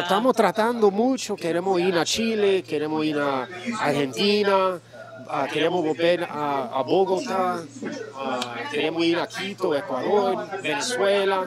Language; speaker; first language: Spanish; early bilingual, heritage; Spanish